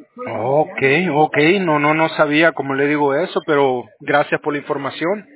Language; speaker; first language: Spanish; native; Spanish